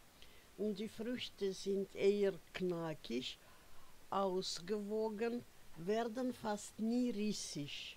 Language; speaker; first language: German; non-native, fluent; Russian